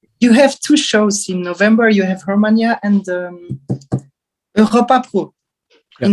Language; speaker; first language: English; non-native, learner; French